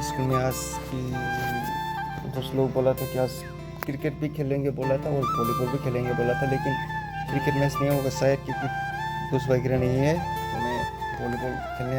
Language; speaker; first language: Hindi; non-native, local second language; Kok Borok